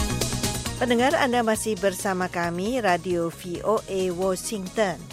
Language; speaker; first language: Indonesian; native; Indonesian